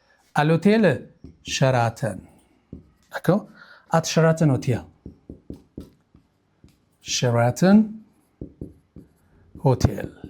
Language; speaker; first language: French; non-native, fluent; Amharic